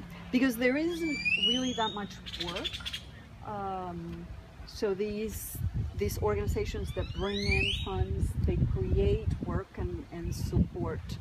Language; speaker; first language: English; native; English